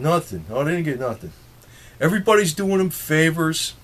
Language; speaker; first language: English; native; English